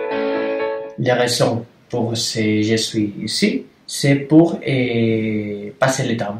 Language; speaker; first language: French; non-native, learner; Spanish